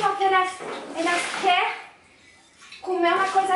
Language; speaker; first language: Portuguese; non-native, fluent; French